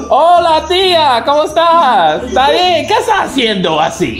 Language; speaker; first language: Spanish; non-native, learner; English